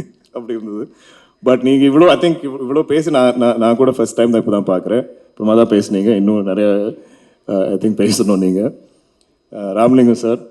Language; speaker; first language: Tamil; non-native, local second language; Malayalam